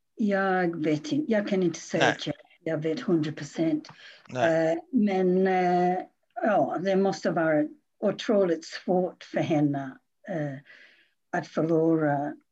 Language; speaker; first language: Swedish; non-native, fluent; English